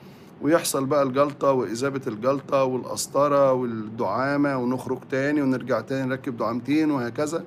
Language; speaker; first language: Arabic; native; Arabic